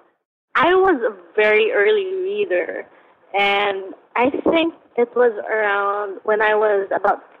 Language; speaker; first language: English; non-native, local second language; Filipino